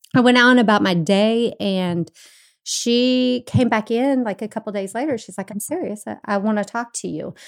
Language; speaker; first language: English; native; English